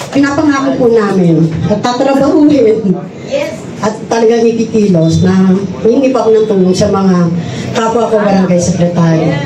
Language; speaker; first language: Filipino; native; Filipino